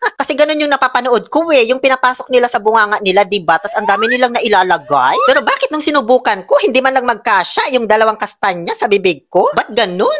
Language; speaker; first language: Filipino; non-native, local second language; Pangasinan